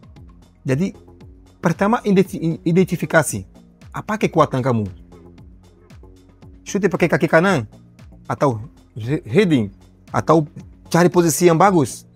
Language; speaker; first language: Indonesian; non-native, learner; Portuguese